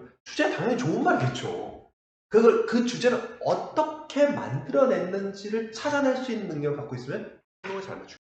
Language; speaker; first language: Korean; native; Korean